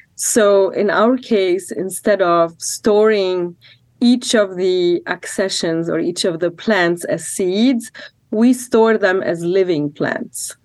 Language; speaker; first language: English; non-native, fluent; Arabic